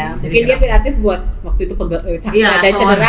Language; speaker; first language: Indonesian; native; Indonesian